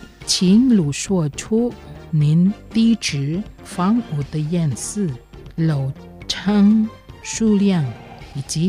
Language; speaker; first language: Chinese; non-native, fluent; Indonesian